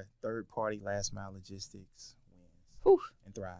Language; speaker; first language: English; native; English